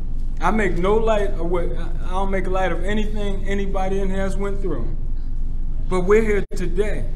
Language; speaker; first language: English; native; English